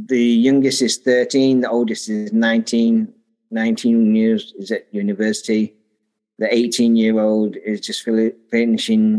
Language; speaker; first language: English; native; English